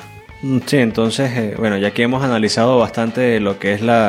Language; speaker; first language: Spanish; native; Spanish